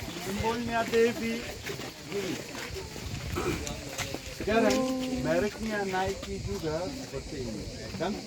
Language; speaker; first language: Indonesian; non-native, learner; Turkish